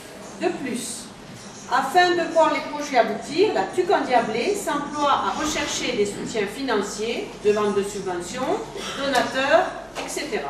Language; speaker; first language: French; native; French